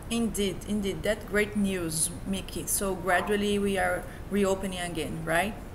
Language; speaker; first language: English; non-native, fluent; Portuguese